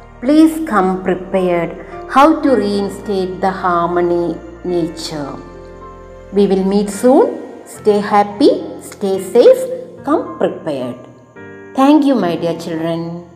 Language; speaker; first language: English; non-native, local second language; Malayalam